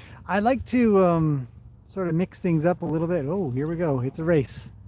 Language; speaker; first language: English; native; English